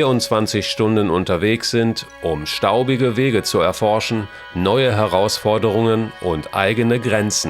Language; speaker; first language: German; native; German